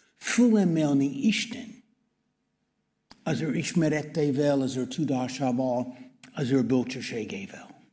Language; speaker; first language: Hungarian; non-native, learner; English